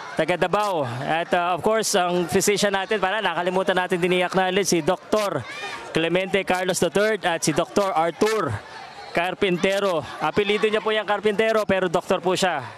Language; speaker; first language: Filipino; non-native, local second language; Cebuano